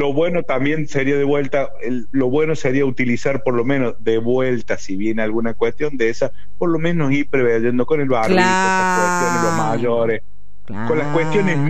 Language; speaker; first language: Spanish; native; Spanish